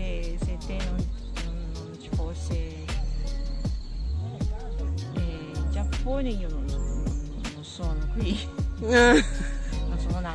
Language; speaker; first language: Italian; non-native, learner; Japanese